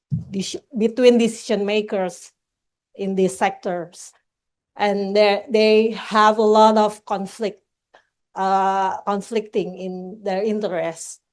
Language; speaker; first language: English; non-native, local second language; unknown